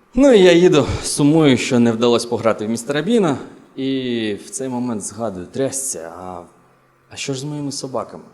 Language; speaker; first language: Ukrainian; native; Ukrainian